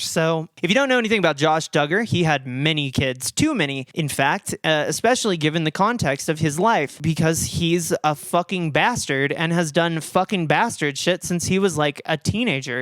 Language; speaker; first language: English; native; English